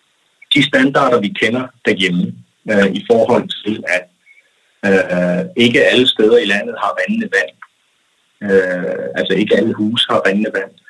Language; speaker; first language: Danish; non-native, local second language; Kalaallisut